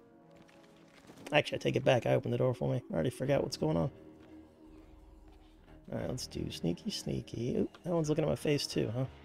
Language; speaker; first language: English; native; English